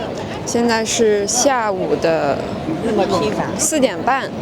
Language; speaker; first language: Chinese; non-native, fluent; French